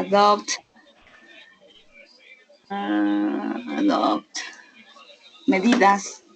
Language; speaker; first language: English; non-native, learner; Spanish